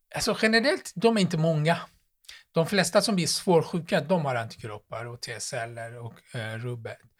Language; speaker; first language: Swedish; non-native, fluent; Persian